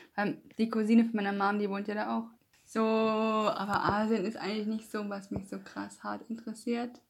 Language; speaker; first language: German; native; German